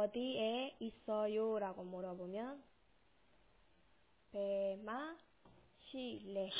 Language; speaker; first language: Korean; non-native, local second language; Burmese